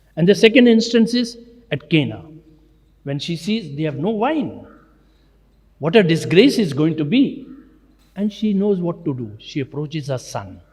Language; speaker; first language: English; non-native, local second language; Gujarati